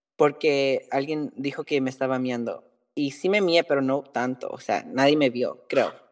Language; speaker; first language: Spanish; early bilingual, heritage; Spanish